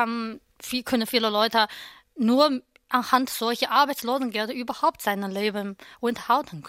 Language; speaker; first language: German; non-native, learner; Chinese